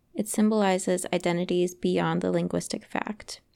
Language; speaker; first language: English; native; English